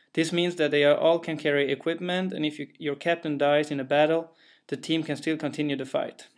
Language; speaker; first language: English; non-native, fluent; Swedish